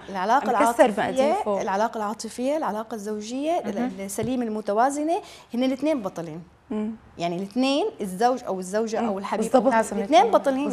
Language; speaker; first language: Arabic; native; Arabic